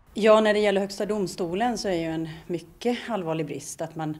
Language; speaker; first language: Swedish; native; Swedish